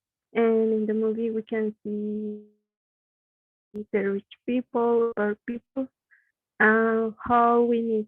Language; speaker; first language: English; non-native, learner; Spanish